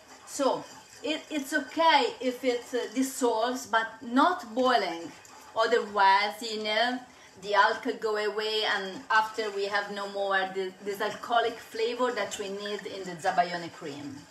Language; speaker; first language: English; non-native, fluent; Italian